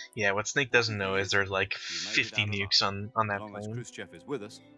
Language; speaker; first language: English; native; English